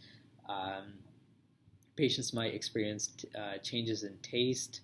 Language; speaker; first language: English; native; English